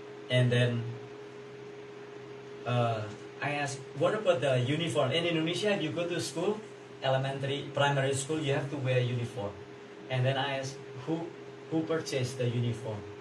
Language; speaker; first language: English; non-native, fluent; Indonesian